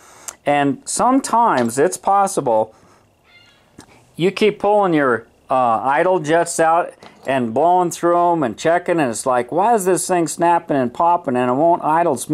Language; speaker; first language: English; native; English